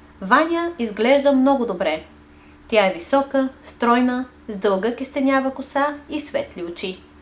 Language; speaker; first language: Bulgarian; native; Bulgarian